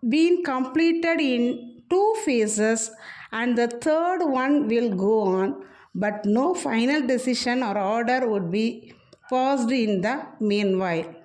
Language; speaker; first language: English; non-native, local second language; Tamil